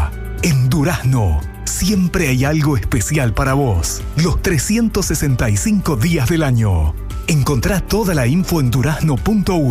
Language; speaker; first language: Spanish; native; Spanish